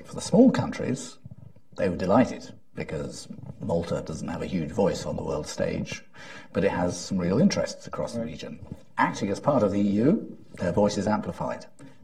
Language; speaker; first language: English; native; English